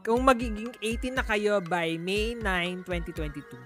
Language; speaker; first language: English; non-native, local second language; Filipino